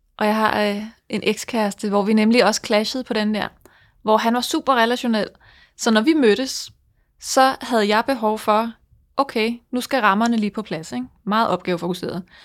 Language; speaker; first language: Danish; native; Danish